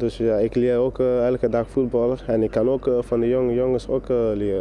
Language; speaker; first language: Dutch; non-native, fluent; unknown